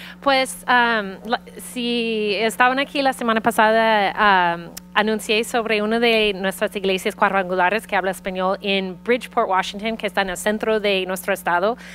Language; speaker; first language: Spanish; early bilingual, heritage; Spanish